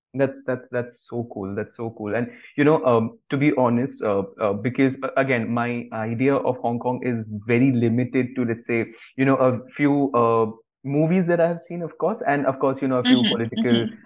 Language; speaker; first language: English; non-native, local second language; Bangla